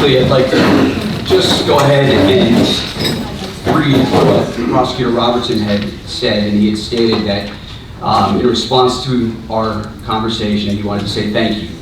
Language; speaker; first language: English; native; English